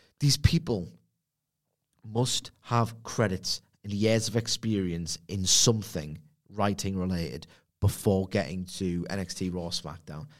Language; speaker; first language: English; native; English